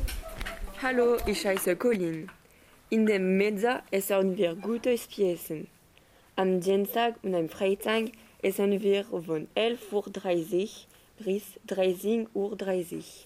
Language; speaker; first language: German; non-native, learner; French